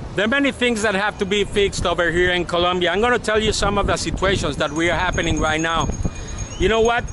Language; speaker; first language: English; non-native, fluent; Spanish